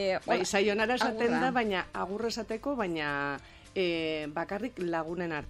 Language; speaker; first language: Basque; non-native, local second language; Spanish